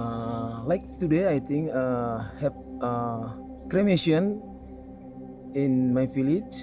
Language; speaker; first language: English; non-native, learner; Balinese